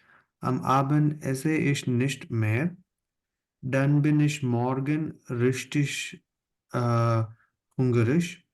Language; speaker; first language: German; non-native, learner; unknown